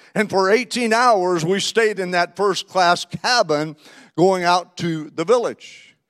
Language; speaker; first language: English; native; English